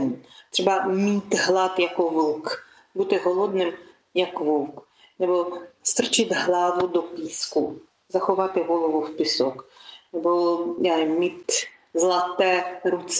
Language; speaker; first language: Czech; non-native, fluent; Ukrainian